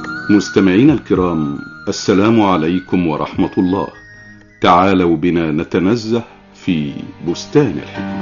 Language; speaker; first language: Arabic; native; Arabic